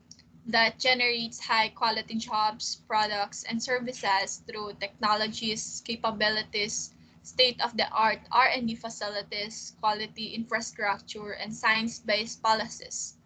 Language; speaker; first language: English; non-native, local second language; Filipino